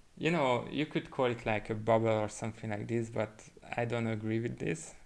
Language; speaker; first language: English; non-native, fluent; Hungarian